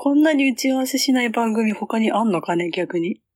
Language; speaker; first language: Japanese; native; Japanese